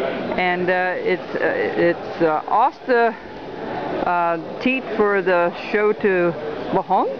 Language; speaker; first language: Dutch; early bilingual, heritage; Dutch